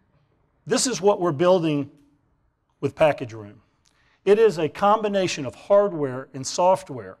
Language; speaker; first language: English; native; English